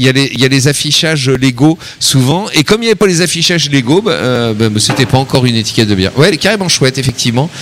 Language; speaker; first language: French; native; French